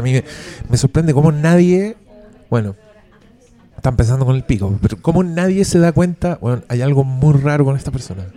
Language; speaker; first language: Spanish; native; Spanish